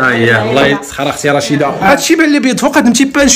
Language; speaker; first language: Arabic; native; Arabic